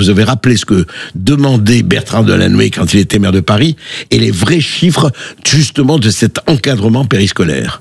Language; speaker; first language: French; native; French